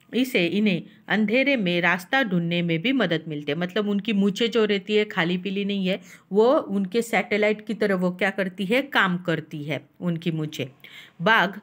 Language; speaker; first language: Hindi; non-native, local second language; Marathi